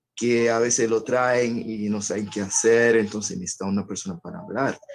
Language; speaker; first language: Spanish; early bilingual, other home language; Haitian Creole